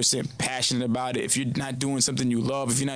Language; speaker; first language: English; native; English